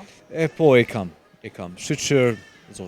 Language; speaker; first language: Albanian; non-native, fluent; German